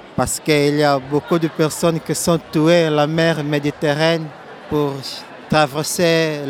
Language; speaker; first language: French; non-native, learner; Portuguese